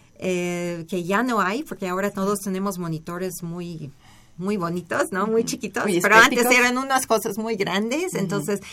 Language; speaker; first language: Spanish; non-native, fluent; English